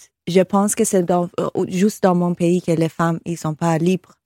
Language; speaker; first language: French; non-native, learner; Persian